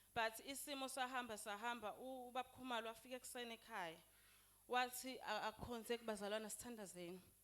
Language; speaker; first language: Zulu; native; Zulu